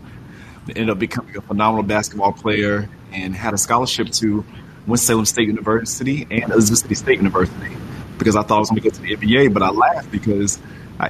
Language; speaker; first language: English; native; English